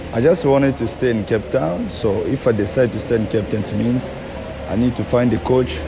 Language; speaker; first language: English; non-native, fluent; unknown